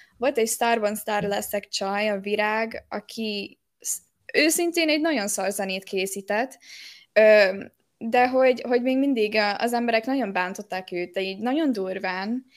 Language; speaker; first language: Hungarian; early bilingual, heritage; Hungarian